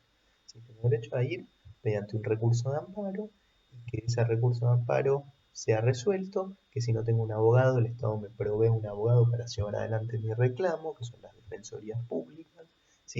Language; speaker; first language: Spanish; native; Spanish